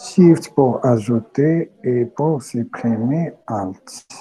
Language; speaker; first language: French; non-native, local second language; Arabic